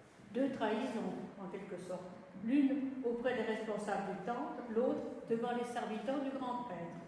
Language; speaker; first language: French; native; French